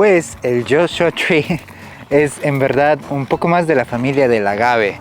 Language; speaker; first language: Spanish; native; Spanish